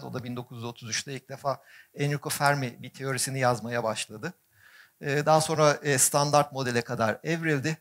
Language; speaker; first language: Turkish; native; Turkish